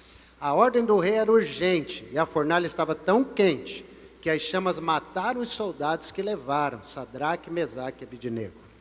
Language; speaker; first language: Portuguese; native; Portuguese